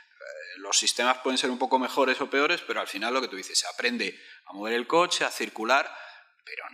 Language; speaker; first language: Spanish; native; Spanish